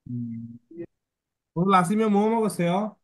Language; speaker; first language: Korean; non-native, fluent; Bangla